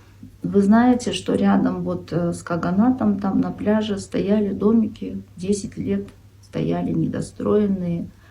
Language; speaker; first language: Russian; non-native, local second language; Kyrgyz